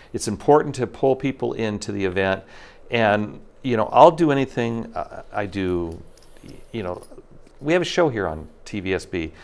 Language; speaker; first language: English; native; English